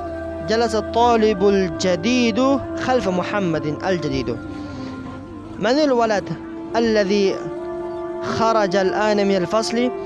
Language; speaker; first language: Arabic; non-native, fluent; Persian